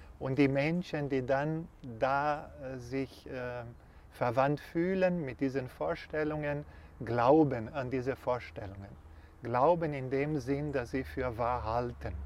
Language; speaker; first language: German; non-native, fluent; Portuguese